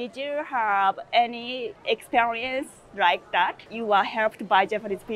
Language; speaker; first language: English; non-native, learner; Japanese